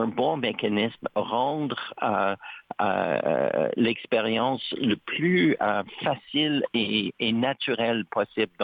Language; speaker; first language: French; native; French